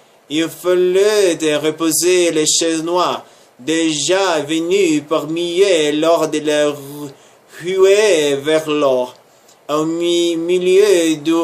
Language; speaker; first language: French; non-native, learner; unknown